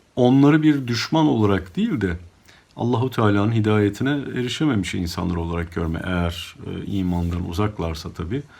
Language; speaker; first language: Turkish; native; Turkish